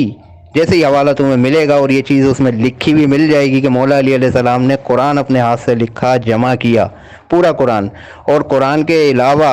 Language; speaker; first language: Urdu; native; Urdu